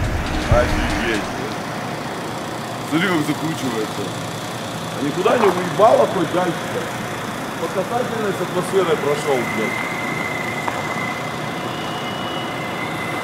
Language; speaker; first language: Russian; native; Russian